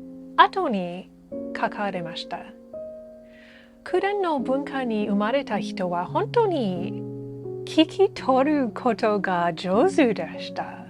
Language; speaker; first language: Japanese; non-native, learner; English